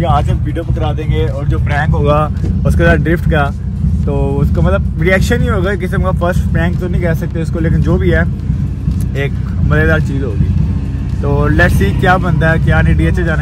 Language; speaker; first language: Urdu; non-native, local second language; Punjabi